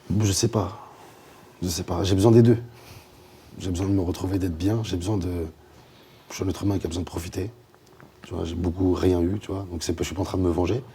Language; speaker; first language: French; native; French